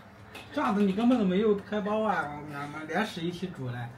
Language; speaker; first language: Chinese; native; Chinese